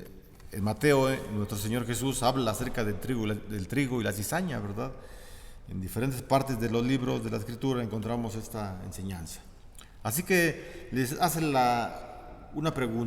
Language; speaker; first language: Spanish; native; Spanish